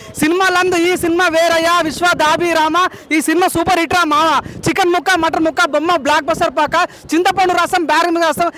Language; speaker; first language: Telugu; native; Telugu